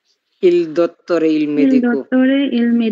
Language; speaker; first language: Italian; non-native, learner; Bangla